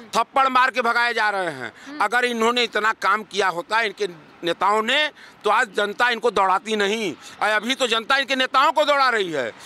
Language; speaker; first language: Hindi; native; Hindi